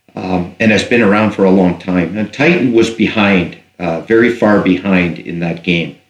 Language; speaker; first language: English; native; English